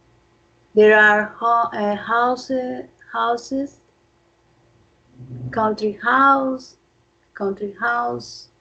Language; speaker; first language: English; non-native, fluent; Spanish